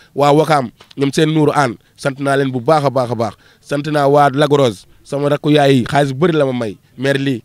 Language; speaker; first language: Wolof; non-native, local second language; Fula